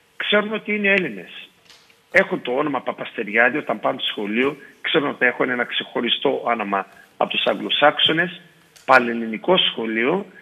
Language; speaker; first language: Greek; early bilingual, heritage; Greek